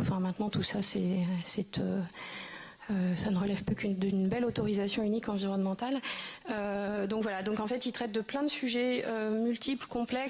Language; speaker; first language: French; native; French